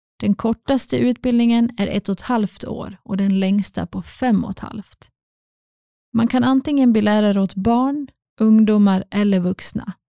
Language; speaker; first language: Swedish; native; Swedish